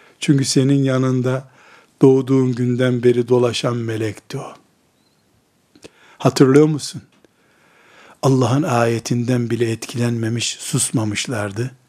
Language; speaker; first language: Turkish; native; Turkish